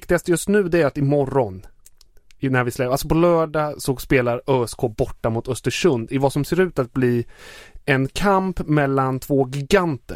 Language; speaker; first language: Swedish; native; Swedish